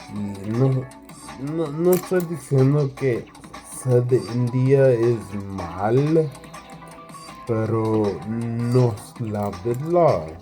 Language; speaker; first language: Spanish; non-native, learner; English